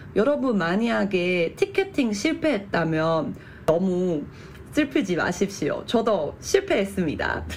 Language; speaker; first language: Korean; non-native, fluent; Chinese